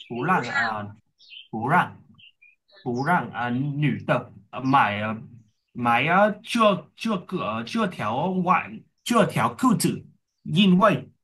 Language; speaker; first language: Chinese; non-native, learner; Vietnamese